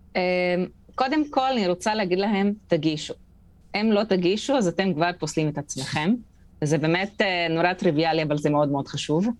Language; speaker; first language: Hebrew; non-native, local second language; Arabic